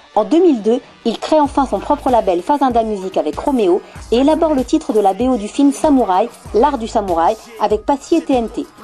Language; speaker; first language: French; native; French